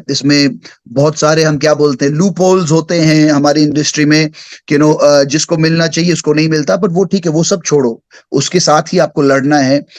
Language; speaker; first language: Hindi; early bilingual, heritage; Hindi